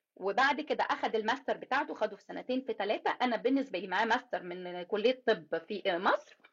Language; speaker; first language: Arabic; native; Arabic